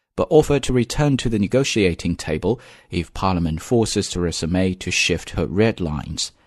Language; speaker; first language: English; non-native, fluent; Chinese